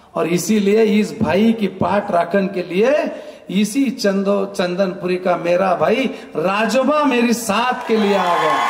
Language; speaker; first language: Hindi; non-native, local second language; Marathi